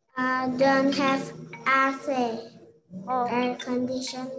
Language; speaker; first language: English; non-native, learner; Indonesian